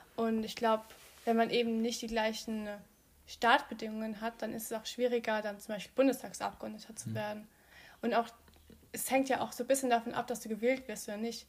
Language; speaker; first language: German; early bilingual, other home language; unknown